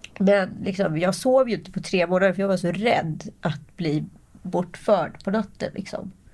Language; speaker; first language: Swedish; native; Swedish